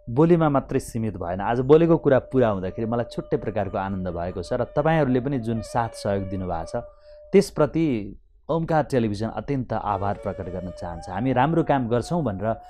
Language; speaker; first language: Nepali; native; Nepali